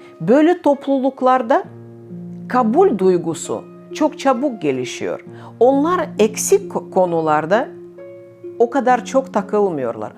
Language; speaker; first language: Turkish; non-native, fluent; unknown